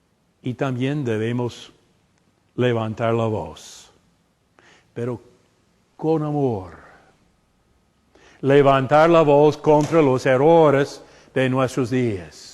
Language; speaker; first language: Spanish; non-native, fluent; English